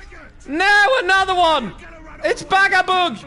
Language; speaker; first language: English; native; English